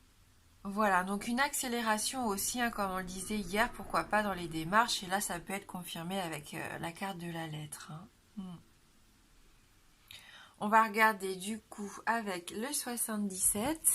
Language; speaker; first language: French; native; French